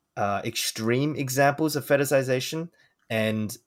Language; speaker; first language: English; native; English